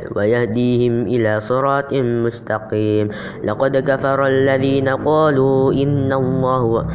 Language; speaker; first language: Arabic; non-native, learner; Indonesian